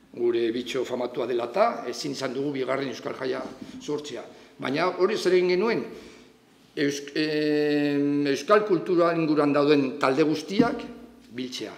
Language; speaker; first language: Basque; non-native, local second language; Spanish